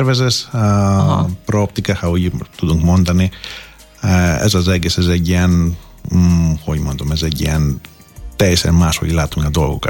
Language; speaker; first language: Hungarian; non-native, learner; Greek